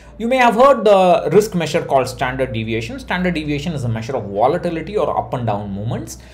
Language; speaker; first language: English; non-native, local second language; Tamil